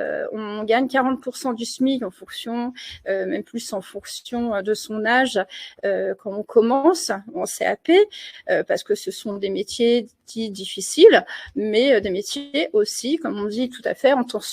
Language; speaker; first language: French; native; French